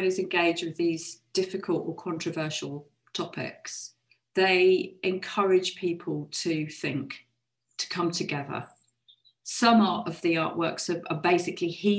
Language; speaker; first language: English; native; English